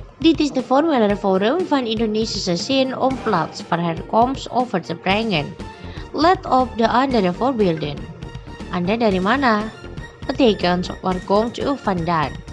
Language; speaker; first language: Dutch; non-native, fluent; Indonesian